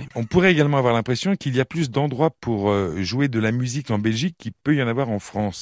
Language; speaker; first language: French; native; French